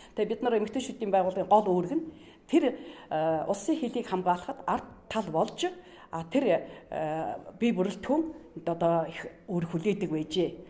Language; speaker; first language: Mongolian; native; Mongolian